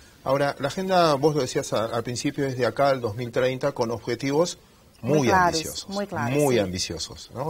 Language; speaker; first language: Spanish; native; Spanish